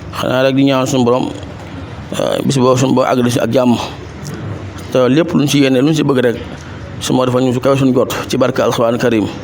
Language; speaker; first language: Wolof; native; Wolof